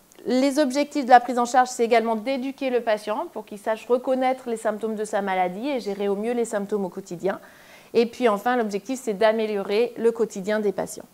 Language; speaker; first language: French; native; French